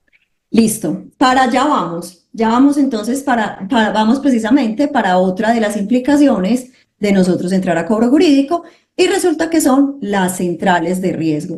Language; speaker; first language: Spanish; native; Spanish